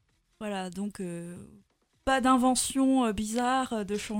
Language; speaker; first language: French; native; French